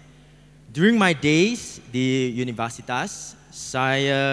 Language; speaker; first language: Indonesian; non-native, learner; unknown